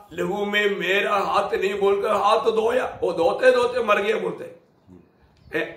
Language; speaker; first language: Hindi; non-native, local second language; Malayalam